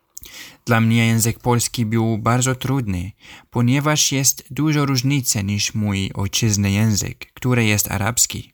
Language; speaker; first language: Polish; non-native, learner; Arabic